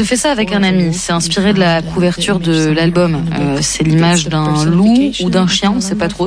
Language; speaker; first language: French; non-native, local second language; Dutch